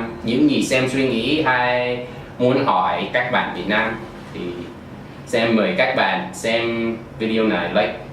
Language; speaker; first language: Vietnamese; non-native, fluent; English